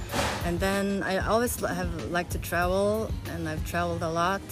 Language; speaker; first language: English; non-native, fluent; Faroese